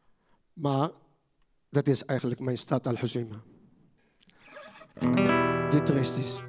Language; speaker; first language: Dutch; non-native, learner; Riffian